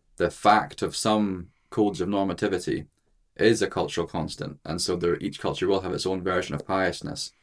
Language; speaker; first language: English; native; English